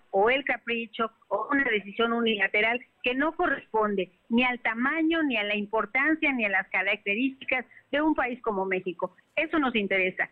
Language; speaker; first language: Spanish; native; Spanish